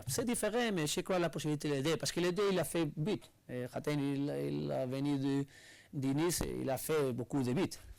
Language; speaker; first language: French; non-native, learner; Spanish